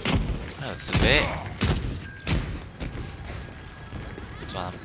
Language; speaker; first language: Chinese; native; Chinese